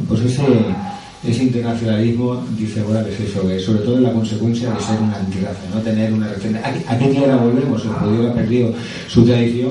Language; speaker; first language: Spanish; native; Spanish